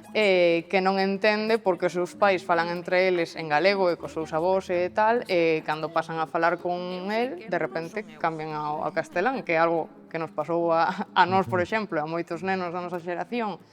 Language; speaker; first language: Galician; non-native, local second language; Spanish